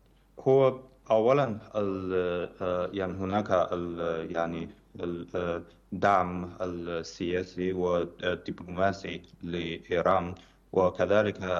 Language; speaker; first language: Arabic; non-native, fluent; Chinese